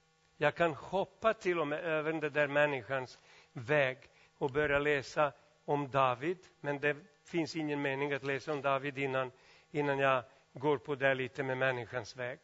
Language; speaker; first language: Swedish; non-native, fluent; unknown